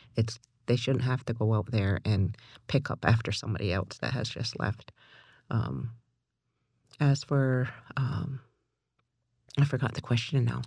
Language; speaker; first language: English; native; English